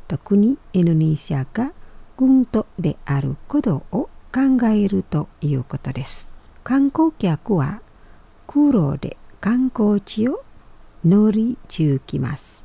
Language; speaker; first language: Japanese; non-native, fluent; Indonesian